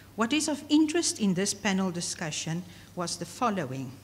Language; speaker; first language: English; non-native, local second language; Afrikaans